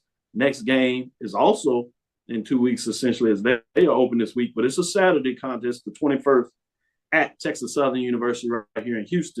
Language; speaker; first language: English; native; English